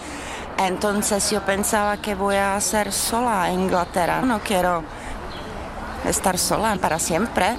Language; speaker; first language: Spanish; non-native, fluent; Czech